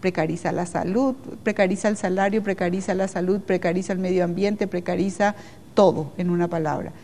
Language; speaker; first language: Spanish; native; Spanish